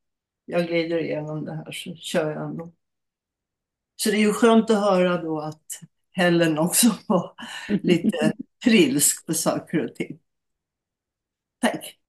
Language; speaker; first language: Swedish; native; Swedish